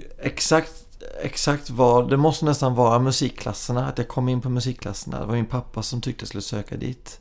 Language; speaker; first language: Swedish; early bilingual, other home language; English